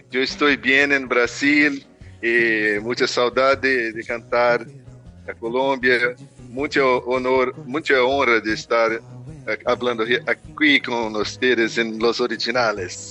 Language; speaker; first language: Spanish; non-native, learner; Portuguese